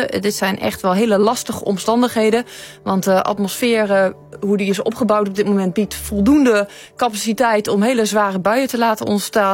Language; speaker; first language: Dutch; native; Dutch